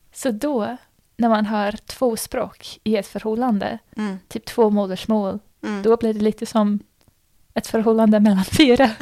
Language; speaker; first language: Swedish; non-native, fluent; English